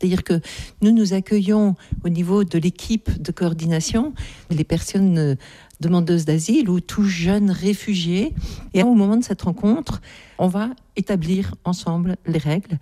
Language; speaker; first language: French; native; French